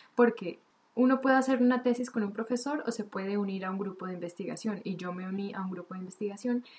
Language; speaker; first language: Spanish; native; Spanish